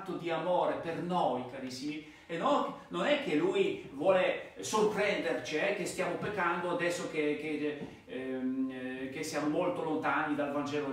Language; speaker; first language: Italian; non-native, fluent; Polish